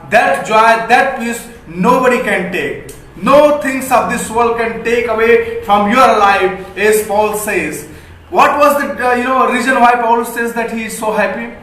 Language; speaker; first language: English; non-native, local second language; Hindi